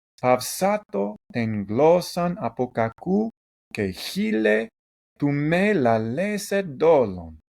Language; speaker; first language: Greek; non-native, learner; English